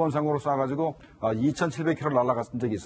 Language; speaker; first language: Korean; native; Korean